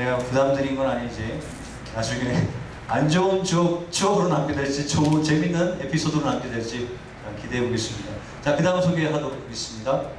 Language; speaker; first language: Korean; native; Korean